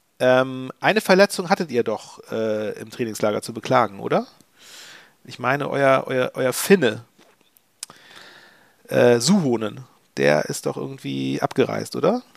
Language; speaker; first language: German; native; German